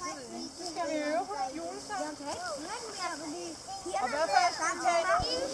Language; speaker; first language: Danish; native; Danish